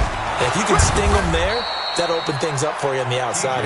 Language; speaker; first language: English; native; English